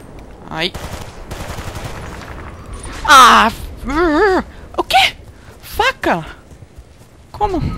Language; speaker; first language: Portuguese; native; Portuguese